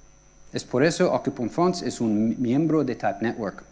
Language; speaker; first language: Spanish; non-native, fluent; English